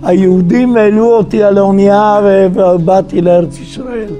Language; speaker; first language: Hebrew; non-native, fluent; Italian